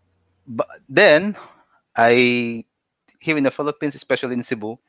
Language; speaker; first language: English; non-native, local second language; Cebuano